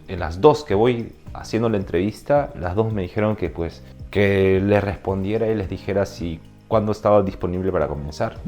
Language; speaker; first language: Spanish; native; Spanish